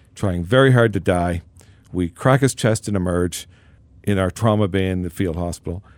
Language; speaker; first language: English; native; English